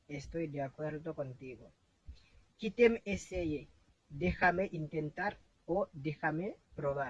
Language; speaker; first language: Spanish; non-native, fluent; Haitian Creole